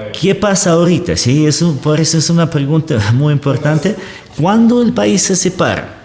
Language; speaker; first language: Spanish; non-native, fluent; Russian